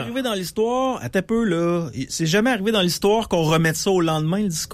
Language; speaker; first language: French; native; French